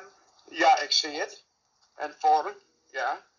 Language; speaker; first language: Dutch; non-native, learner; English